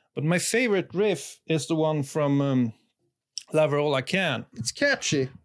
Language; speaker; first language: English; non-native, fluent; Swedish